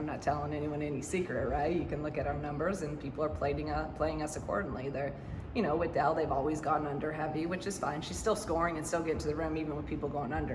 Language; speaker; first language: English; native; English